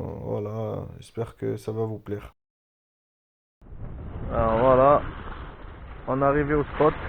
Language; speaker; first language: French; native; French